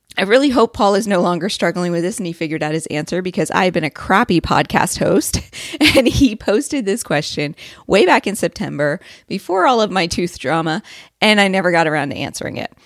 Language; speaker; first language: English; native; English